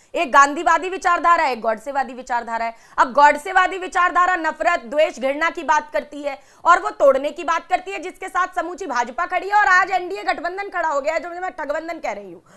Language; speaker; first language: Hindi; native; Hindi